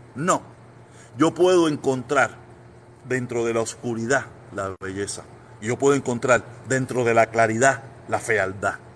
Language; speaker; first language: Spanish; native; Spanish